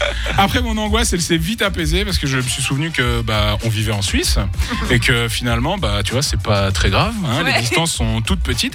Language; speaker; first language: French; native; French